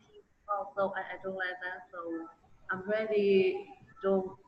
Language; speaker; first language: English; non-native, learner; Vietnamese